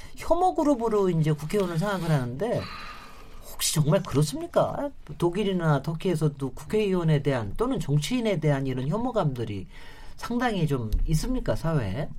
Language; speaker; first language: Korean; native; Korean